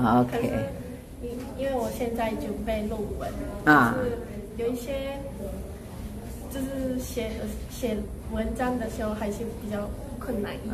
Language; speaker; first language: Chinese; non-native, fluent; Japanese